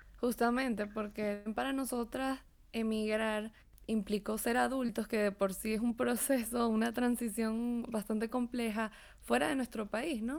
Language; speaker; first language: Spanish; native; Spanish